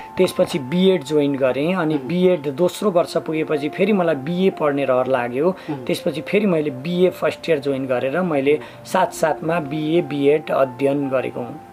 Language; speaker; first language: Nepali; native; Nepali